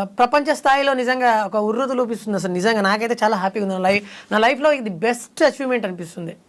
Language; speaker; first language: Telugu; non-native, local second language; Lambadi